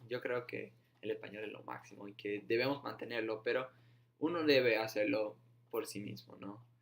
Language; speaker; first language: Spanish; non-native, fluent; English